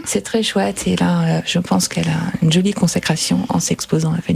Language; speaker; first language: French; native; French